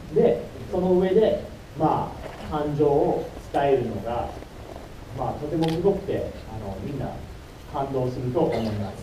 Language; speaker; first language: Japanese; non-native, fluent; English